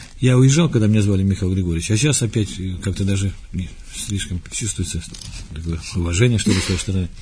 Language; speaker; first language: Russian; native; Russian